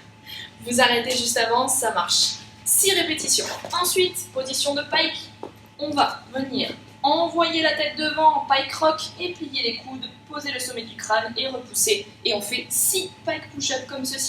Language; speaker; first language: French; native; French